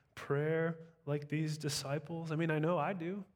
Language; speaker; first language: English; native; English